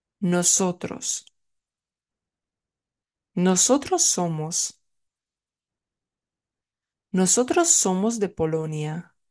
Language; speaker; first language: Spanish; non-native, fluent; Czech